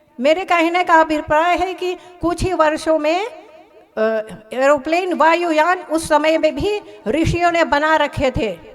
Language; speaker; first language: Hindi; early bilingual, heritage; Hindi